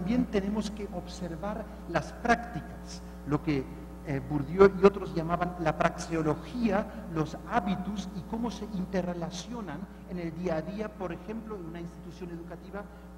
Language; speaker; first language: Spanish; non-native, fluent; German